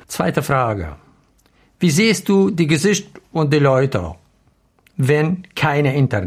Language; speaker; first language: German; non-native, learner; Arabic